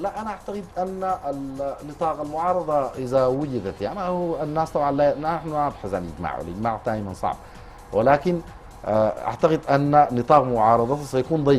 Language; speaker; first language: Arabic; native; Arabic